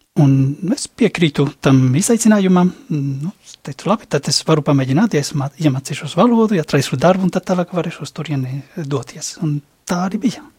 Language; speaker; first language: Latvian; non-native, fluent; Spanish